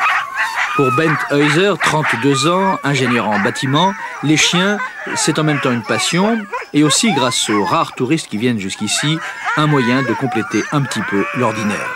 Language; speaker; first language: French; native; French